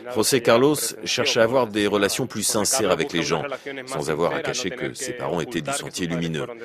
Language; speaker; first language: French; non-native, fluent; Spanish